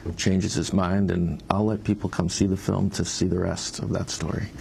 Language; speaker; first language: English; native; English